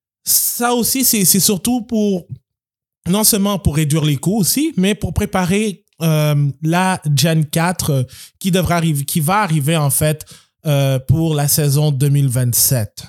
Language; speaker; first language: French; native; French